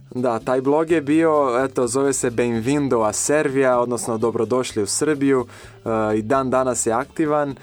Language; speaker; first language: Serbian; non-native, fluent; Portuguese